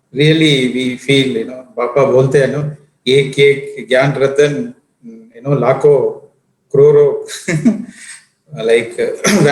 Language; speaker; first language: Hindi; non-native, local second language; Tamil